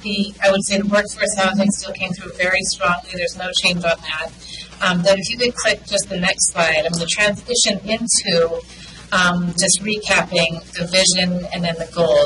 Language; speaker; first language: English; native; English